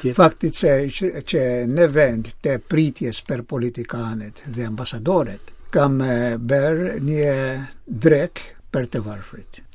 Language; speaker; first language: Albanian; non-native, fluent; Maltese